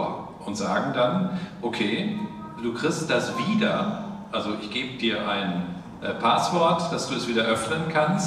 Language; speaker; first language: German; native; German